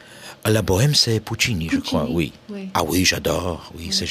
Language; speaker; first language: French; non-native, fluent; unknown